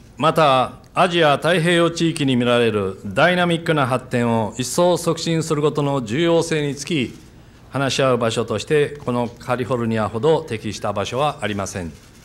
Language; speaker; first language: Japanese; native; Japanese